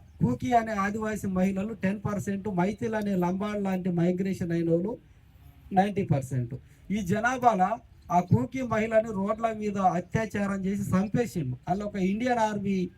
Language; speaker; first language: Telugu; non-native, local second language; Koya